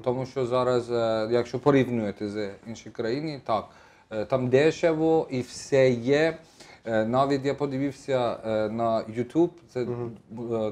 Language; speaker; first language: Ukrainian; non-native, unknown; Persian